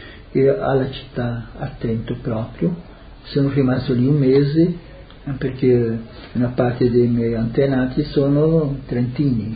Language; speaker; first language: Italian; early bilingual, heritage; Portuguese